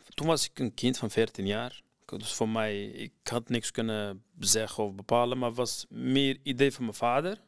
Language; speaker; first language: Dutch; non-native, fluent; Kurdish